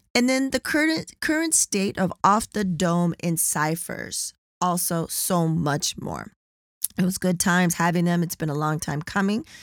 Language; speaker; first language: English; native; English